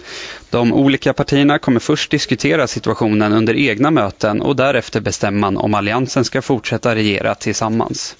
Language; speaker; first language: Swedish; native; Swedish